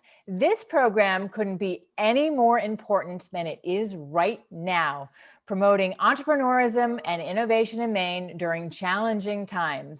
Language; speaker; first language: English; native; English